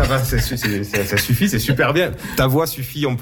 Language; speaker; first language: French; native; French